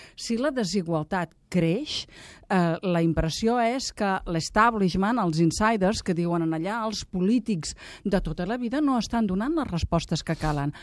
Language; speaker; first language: Catalan; native; Catalan